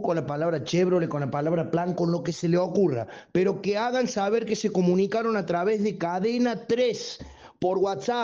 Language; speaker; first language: Spanish; native; Spanish